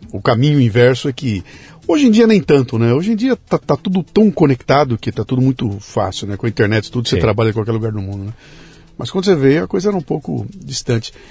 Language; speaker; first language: Portuguese; native; Portuguese